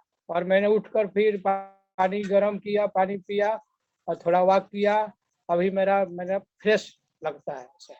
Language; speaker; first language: Hindi; non-native, local second language; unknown